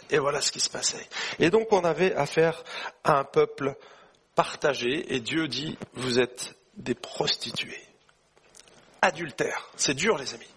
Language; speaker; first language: French; native; French